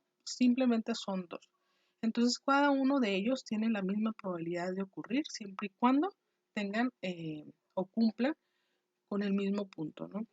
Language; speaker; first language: Spanish; native; Spanish